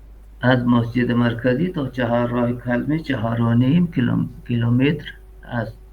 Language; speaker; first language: Persian; non-native, learner; Urdu